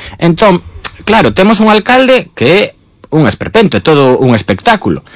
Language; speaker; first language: Galician; native; Galician